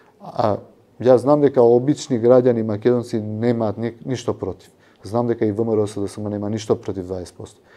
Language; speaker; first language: Macedonian; non-native, local second language; Albanian